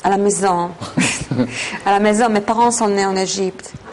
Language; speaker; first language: French; non-native, fluent; Hebrew